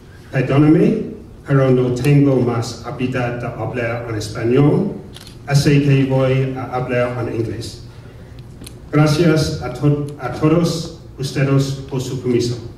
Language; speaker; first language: Spanish; non-native, learner; English